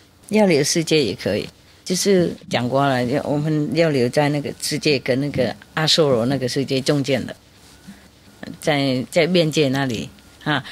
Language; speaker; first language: Chinese; non-native, fluent; Vietnamese